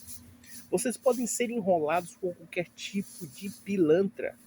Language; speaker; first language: Portuguese; native; Portuguese